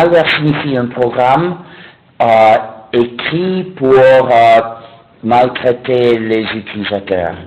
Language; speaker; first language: French; non-native, fluent; English